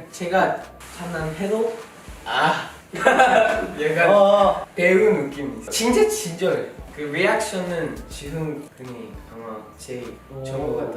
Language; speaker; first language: Korean; non-native, learner; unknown